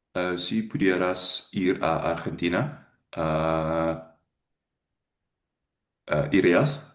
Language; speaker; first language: Spanish; non-native, learner; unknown